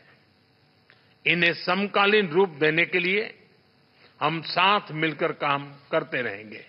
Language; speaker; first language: Hindi; native; Hindi